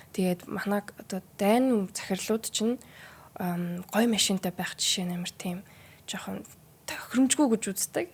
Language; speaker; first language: Mongolian; early bilingual, heritage; Mongolian